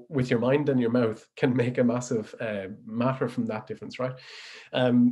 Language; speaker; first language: English; native; English